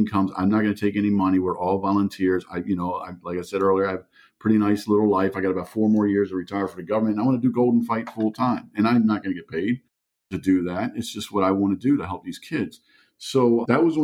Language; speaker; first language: English; early bilingual, other home language; German